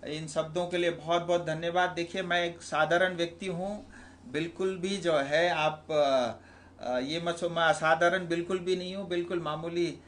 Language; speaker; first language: Hindi; non-native, local second language; Nepali